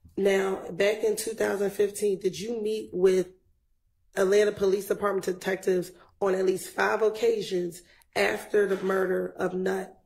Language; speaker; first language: English; native; English